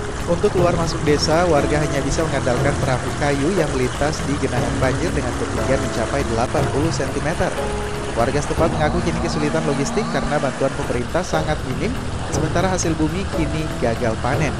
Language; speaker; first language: Indonesian; native; Indonesian